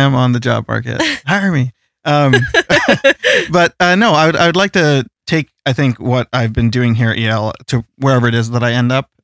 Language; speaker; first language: English; early bilingual, other home language; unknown